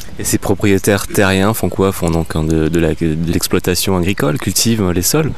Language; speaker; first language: French; native; French